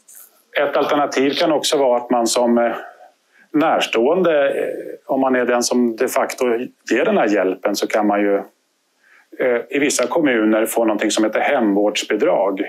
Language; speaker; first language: Swedish; native; Swedish